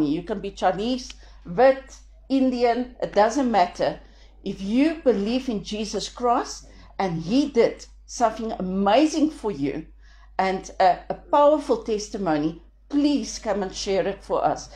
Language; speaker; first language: English; non-native, local second language; Afrikaans